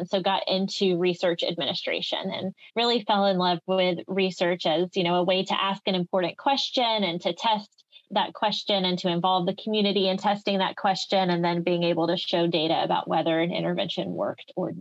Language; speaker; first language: English; native; English